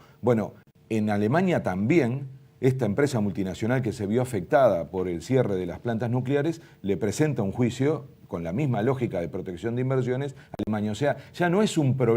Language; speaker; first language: Spanish; native; Spanish